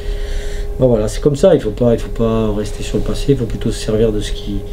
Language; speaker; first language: French; native; French